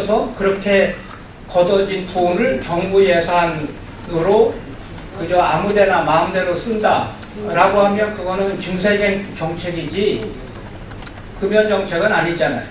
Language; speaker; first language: Korean; native; Korean